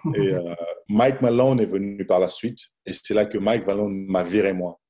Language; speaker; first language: French; non-native, local second language; Lingala